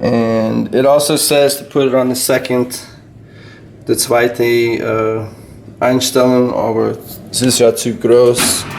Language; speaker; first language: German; non-native, learner; English